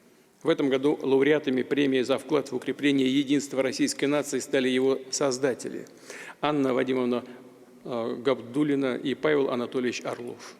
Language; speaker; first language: Russian; native; Russian